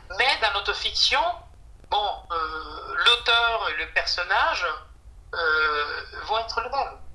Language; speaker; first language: French; non-native, fluent; Spanish